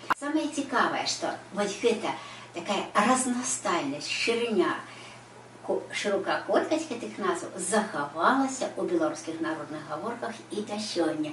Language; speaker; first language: Belarusian; native; Belarusian